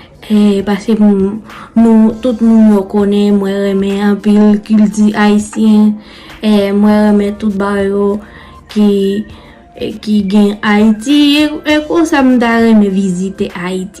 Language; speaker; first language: Haitian Creole; non-native, learner; Spanish